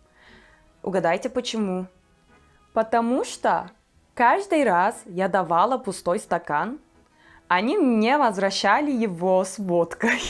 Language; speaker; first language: Russian; non-native, fluent; Turkish